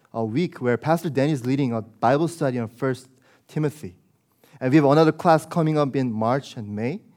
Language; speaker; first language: English; early bilingual, other home language; Korean